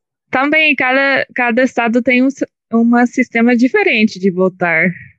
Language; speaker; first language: Portuguese; non-native, learner; English